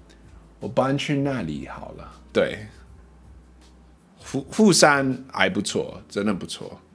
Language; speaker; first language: Chinese; early bilingual, heritage; English